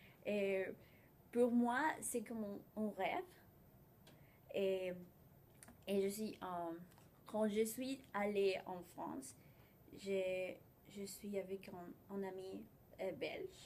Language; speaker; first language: French; non-native, learner; Spanish